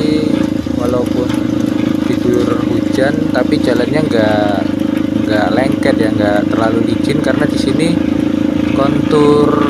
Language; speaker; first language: Indonesian; native; Indonesian